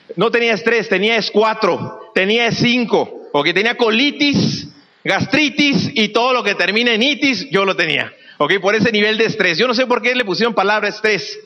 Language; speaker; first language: Spanish; native; Spanish